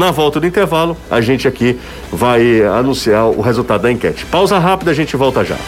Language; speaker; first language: Portuguese; native; Portuguese